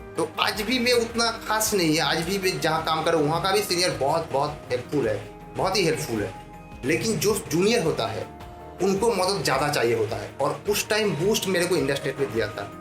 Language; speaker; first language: Hindi; non-native, local second language; Bangla